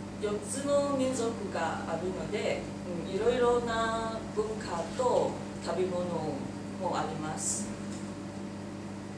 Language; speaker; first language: Japanese; non-native, learner; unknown